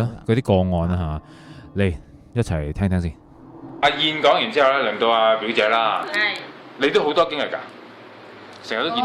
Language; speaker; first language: Cantonese; native; Cantonese